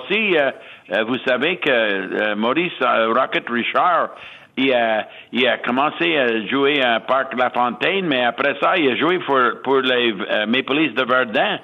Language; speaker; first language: French; non-native, fluent; English